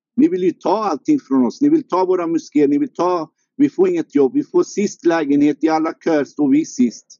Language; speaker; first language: Swedish; non-native, fluent; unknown